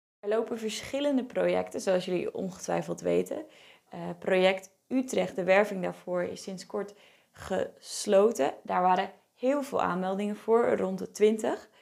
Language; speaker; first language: Dutch; native; Dutch